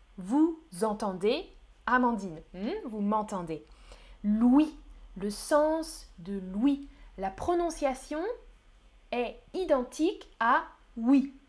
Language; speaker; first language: French; native; French